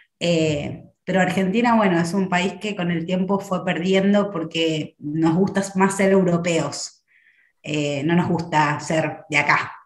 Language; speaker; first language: Spanish; native; Spanish